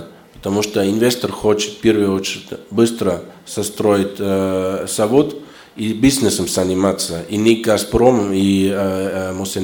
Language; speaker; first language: Russian; non-native, fluent; German